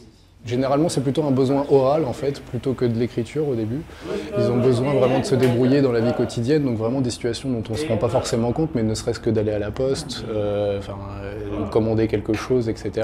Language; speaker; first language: French; native; French